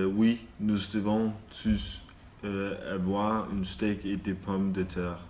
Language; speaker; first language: French; non-native, learner; Danish